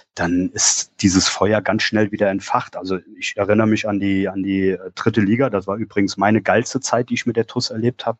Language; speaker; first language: German; native; German